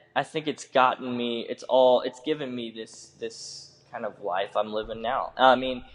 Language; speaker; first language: English; native; English